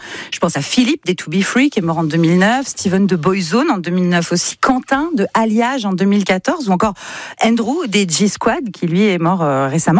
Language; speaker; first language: French; native; French